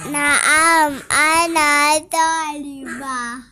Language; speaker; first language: Arabic; non-native, learner; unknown